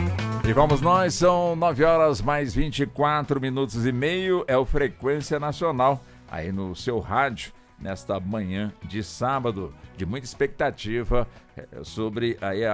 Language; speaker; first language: Portuguese; native; Portuguese